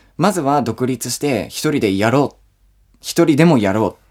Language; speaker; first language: Japanese; non-native, fluent; English